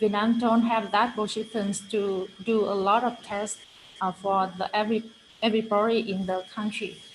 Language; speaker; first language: English; non-native, fluent; Vietnamese